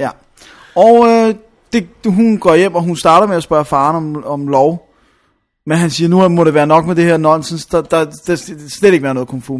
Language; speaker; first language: Danish; native; Danish